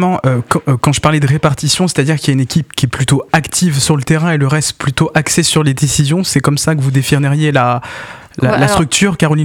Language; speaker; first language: French; native; French